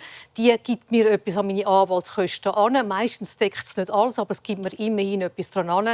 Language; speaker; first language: German; native; German